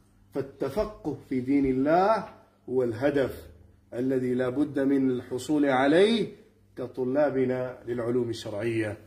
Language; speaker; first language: Arabic; non-native, fluent; Urdu